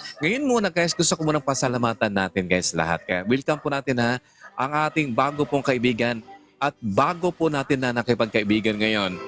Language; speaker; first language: Filipino; non-native, local second language; Cebuano